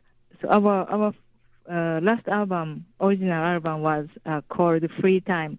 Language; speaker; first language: English; non-native, fluent; Japanese